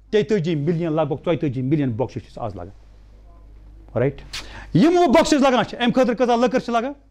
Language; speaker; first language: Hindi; non-native, local second language; Kashmiri